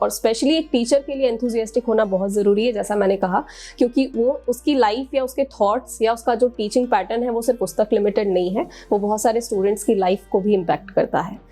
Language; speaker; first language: Hindi; native; Hindi